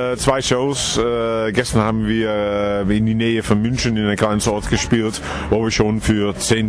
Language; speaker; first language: German; non-native, fluent; Dutch